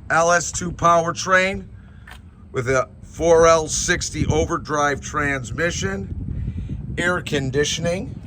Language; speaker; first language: English; native; English